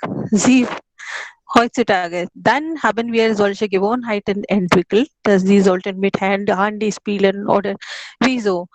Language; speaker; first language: German; non-native, learner; Hindi